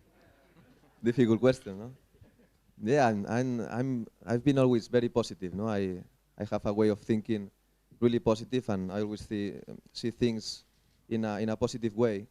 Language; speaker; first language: English; non-native, fluent; Spanish